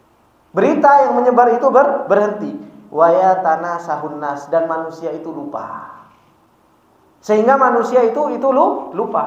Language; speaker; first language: Indonesian; native; Indonesian